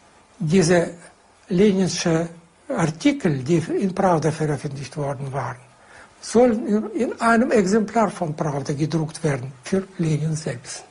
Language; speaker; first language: German; non-native, fluent; Russian